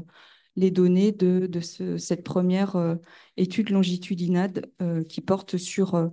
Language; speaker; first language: French; native; French